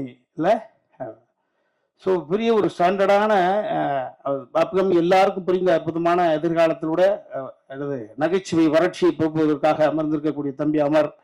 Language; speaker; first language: Tamil; native; Tamil